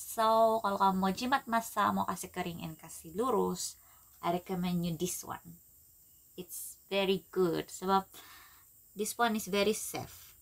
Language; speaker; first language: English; non-native, local second language; Malay